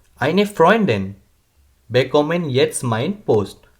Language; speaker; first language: German; non-native, learner; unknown